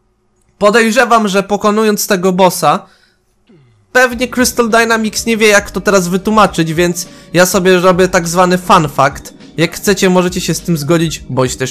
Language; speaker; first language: Polish; native; Polish